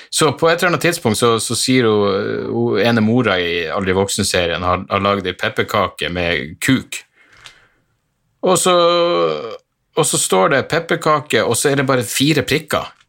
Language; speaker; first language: Norwegian; native; Norwegian